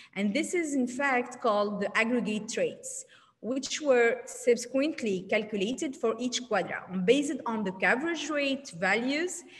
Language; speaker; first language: English; non-native, learner; Arabic